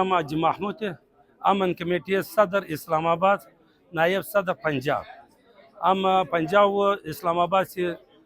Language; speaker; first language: Hindi; non-native, learner; Pashto